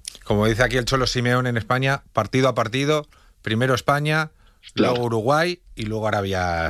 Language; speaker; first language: Spanish; native; Spanish